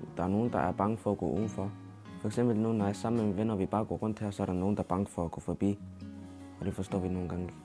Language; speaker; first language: Danish; early bilingual, other home language; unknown